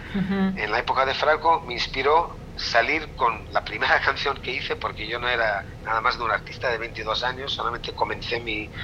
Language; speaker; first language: Spanish; non-native, fluent; Hebrew